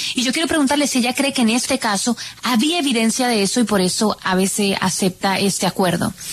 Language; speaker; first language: Spanish; native; Spanish